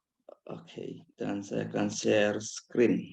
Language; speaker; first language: Indonesian; native; Indonesian